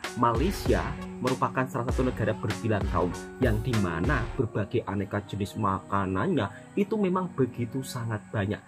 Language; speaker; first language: Indonesian; native; Indonesian